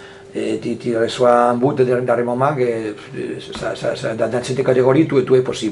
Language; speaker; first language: French; non-native, fluent; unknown